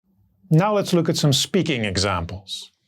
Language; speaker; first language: English; non-native, fluent; Dutch